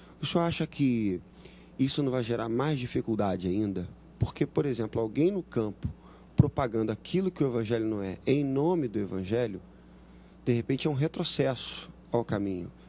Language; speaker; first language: Portuguese; native; Portuguese